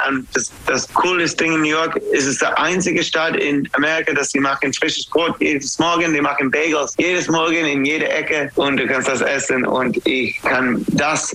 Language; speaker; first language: German; non-native, fluent; English